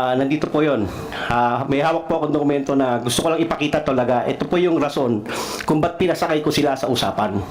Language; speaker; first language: Filipino; non-native, local second language; Cebuano